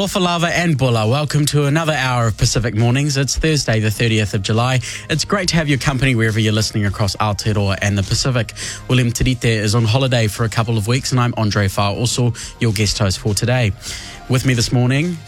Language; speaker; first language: English; native; English